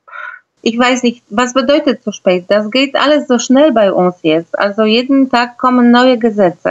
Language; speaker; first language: German; non-native, fluent; Polish